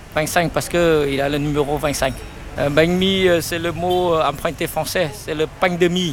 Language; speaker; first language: French; non-native, fluent; Vietnamese